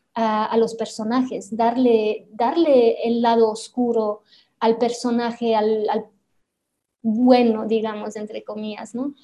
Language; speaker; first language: Spanish; non-native, fluent; Romanian